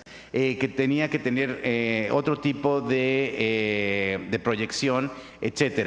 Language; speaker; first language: Spanish; native; Spanish